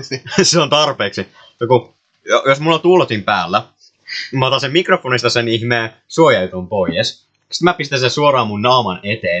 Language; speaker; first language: Finnish; native; Finnish